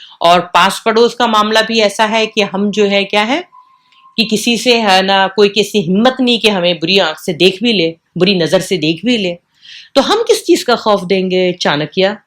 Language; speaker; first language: Urdu; native; Urdu